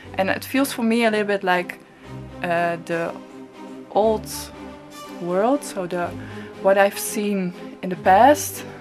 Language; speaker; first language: English; non-native, fluent; Dutch